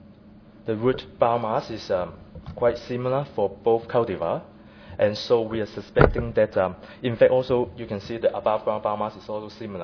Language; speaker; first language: English; non-native, fluent; Chinese